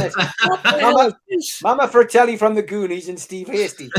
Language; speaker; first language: English; native; English